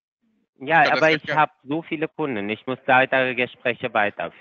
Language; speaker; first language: German; non-native, fluent; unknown